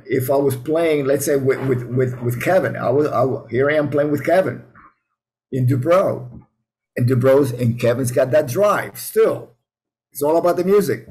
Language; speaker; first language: English; early bilingual, other home language; Spanish